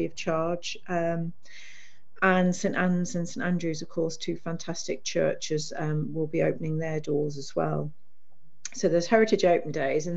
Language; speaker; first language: English; native; English